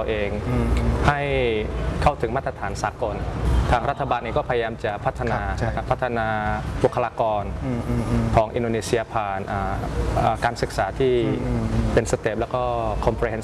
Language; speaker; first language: Thai; early bilingual, other home language; Indonesian